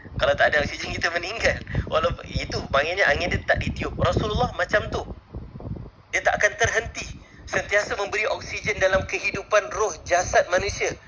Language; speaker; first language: Malay; native; Malay